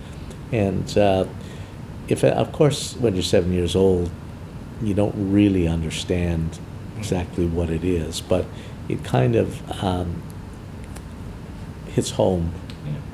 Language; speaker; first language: English; native; English